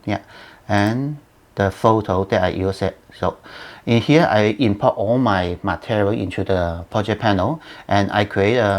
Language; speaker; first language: English; non-native, learner; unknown